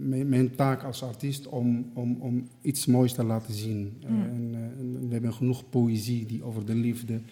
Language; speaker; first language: Dutch; non-native, fluent; Arabic